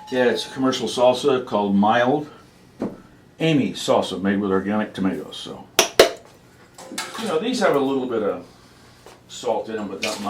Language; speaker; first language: English; native; English